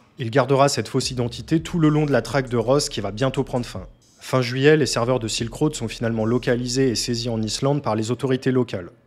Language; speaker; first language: French; native; French